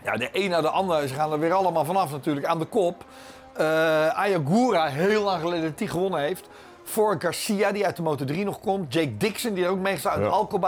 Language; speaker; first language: Dutch; native; Dutch